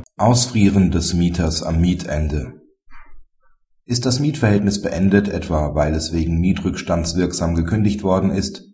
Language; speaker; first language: German; native; German